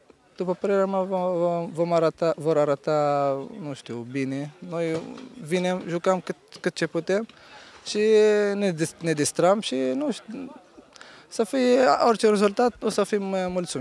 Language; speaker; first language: Romanian; non-native, fluent; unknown